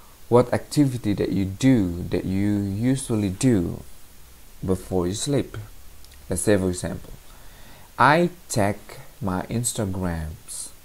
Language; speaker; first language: English; non-native, fluent; Indonesian